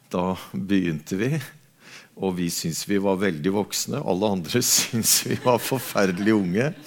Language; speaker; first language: Norwegian; native; Norwegian